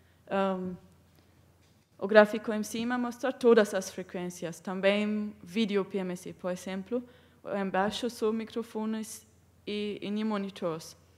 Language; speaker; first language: Portuguese; non-native, fluent; German